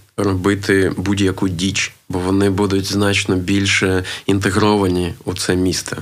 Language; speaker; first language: Ukrainian; non-native, local second language; Russian